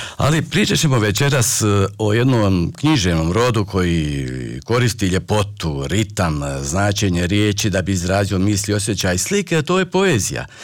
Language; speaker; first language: Croatian; native; Croatian